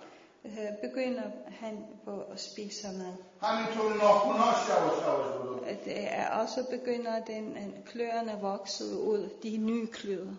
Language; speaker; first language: Danish; non-native, fluent; Persian